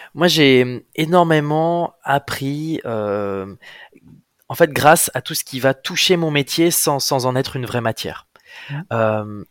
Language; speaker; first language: French; native; French